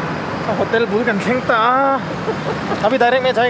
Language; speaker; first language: Hindi; non-native, local second language; Mizo